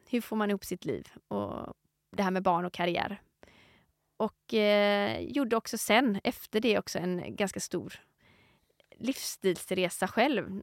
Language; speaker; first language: Swedish; native; Swedish